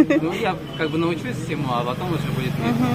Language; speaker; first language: Russian; native; Russian